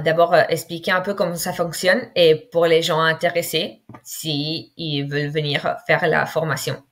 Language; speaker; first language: French; non-native, fluent; Spanish